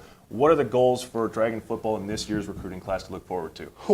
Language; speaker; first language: English; native; English